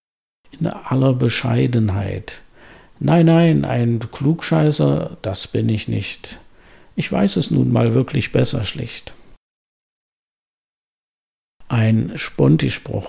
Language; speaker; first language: German; native; German